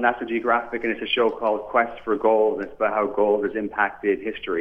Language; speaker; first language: English; native; English